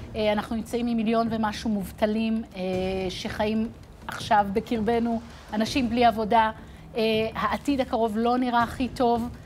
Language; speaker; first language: Hebrew; native; Hebrew